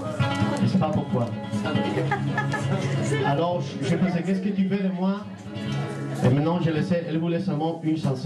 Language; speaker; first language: French; non-native, learner; Spanish